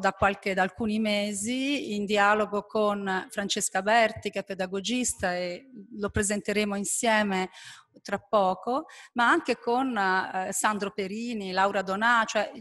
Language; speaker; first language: Italian; native; Italian